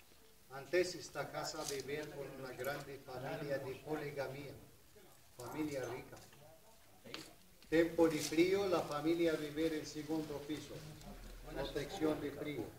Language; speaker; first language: Spanish; non-native, learner; Arabic